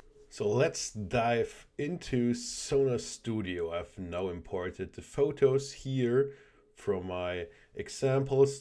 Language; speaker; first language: English; non-native, fluent; German